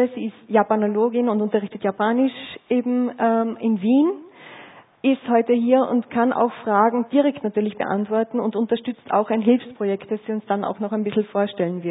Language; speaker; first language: German; native; German